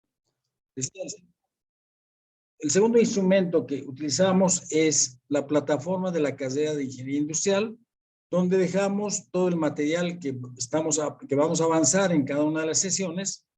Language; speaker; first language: Spanish; native; Spanish